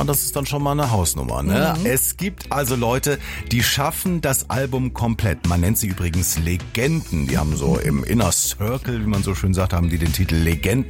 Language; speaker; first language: German; native; German